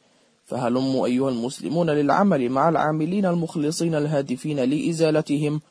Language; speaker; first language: Arabic; native; Arabic